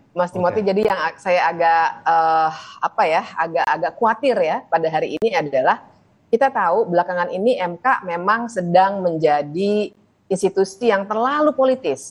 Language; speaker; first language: Indonesian; native; Indonesian